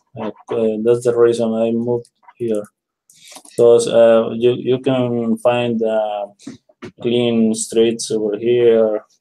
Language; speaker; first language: English; non-native, learner; Spanish